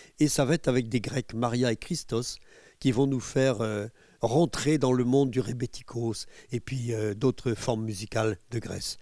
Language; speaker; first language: French; native; French